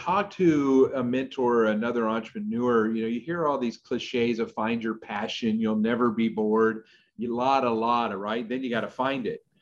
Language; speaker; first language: English; native; English